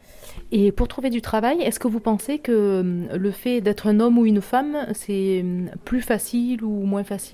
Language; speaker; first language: French; native; French